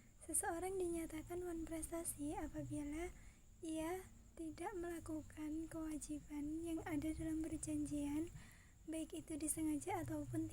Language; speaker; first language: Indonesian; native; Indonesian